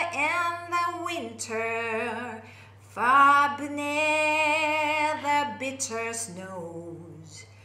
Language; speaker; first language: English; non-native, fluent; Japanese